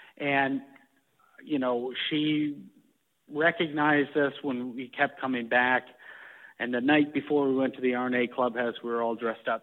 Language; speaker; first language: English; native; English